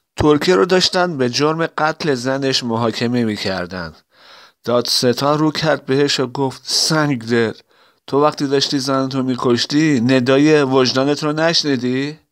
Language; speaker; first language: Persian; non-native, local second language; Assyrian Neo-Aramaic